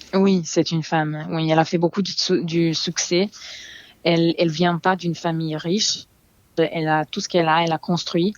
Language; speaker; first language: French; non-native, fluent; Serbian